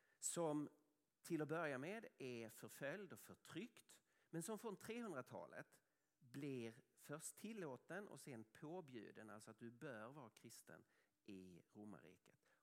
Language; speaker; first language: Swedish; native; Swedish